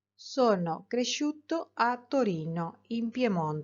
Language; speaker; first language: Italian; non-native, fluent; Spanish